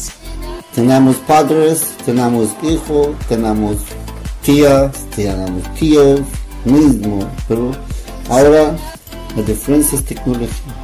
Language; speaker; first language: Spanish; non-native, learner; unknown